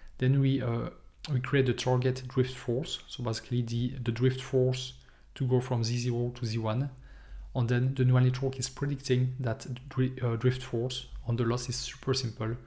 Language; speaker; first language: English; non-native, fluent; French